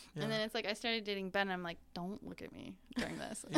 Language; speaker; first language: English; native; English